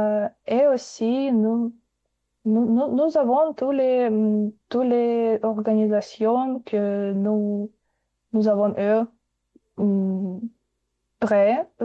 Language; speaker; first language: French; non-native, fluent; Ukrainian